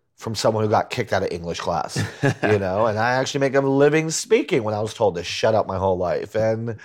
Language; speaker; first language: English; early bilingual, other home language; Spanish